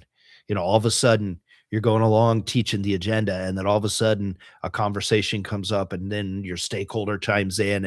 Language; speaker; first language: English; native; English